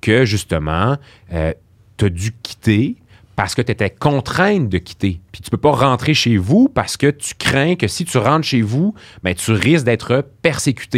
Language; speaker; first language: French; early bilingual, other home language; Arabic